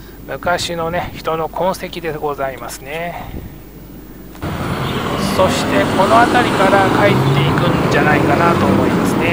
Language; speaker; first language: Japanese; native; Japanese